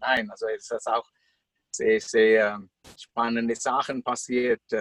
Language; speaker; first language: German; non-native, fluent; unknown